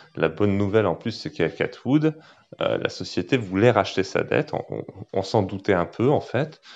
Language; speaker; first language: French; native; French